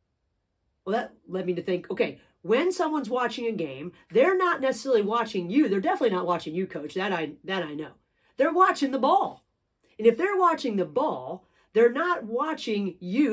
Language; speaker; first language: English; native; English